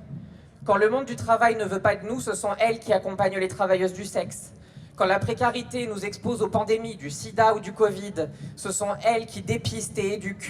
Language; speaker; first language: French; native; French